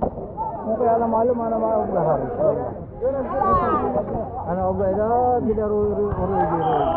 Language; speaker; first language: Arabic; non-native, learner; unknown